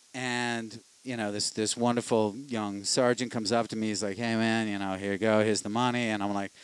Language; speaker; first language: English; native; English